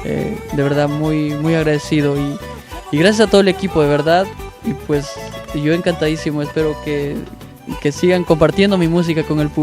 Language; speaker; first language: Spanish; native; Spanish